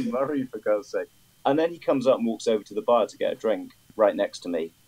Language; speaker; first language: English; native; English